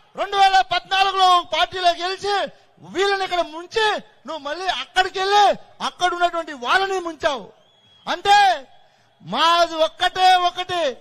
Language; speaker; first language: Telugu; native; Telugu